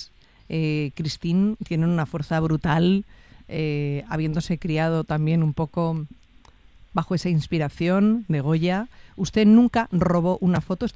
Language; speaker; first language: Spanish; native; Spanish